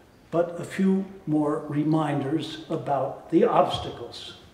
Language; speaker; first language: English; native; English